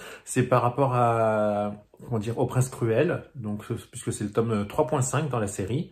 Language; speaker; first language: French; native; French